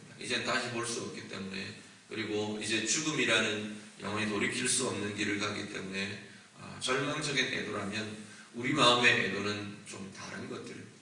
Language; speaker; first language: Korean; native; Korean